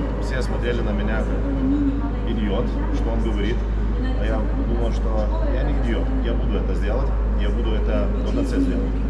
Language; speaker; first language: Russian; non-native, learner; Lithuanian